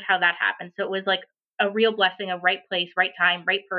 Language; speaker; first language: English; native; English